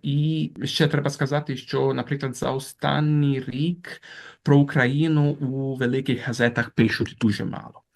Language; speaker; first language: Ukrainian; non-native, fluent; Italian